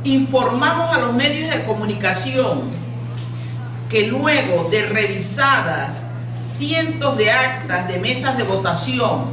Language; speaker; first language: Spanish; native; Spanish